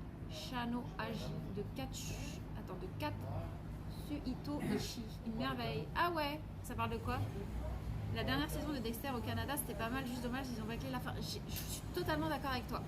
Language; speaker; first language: French; native; French